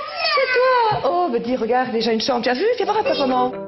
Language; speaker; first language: French; native; French